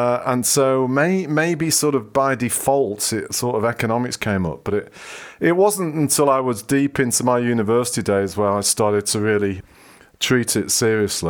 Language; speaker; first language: English; native; English